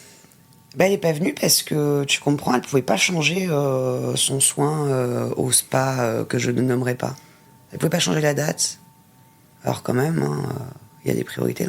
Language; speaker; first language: French; native; French